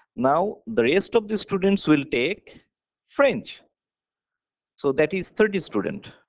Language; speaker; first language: English; non-native, local second language; Bangla